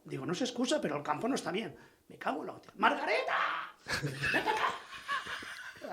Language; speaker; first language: Spanish; non-native, local second language; Catalan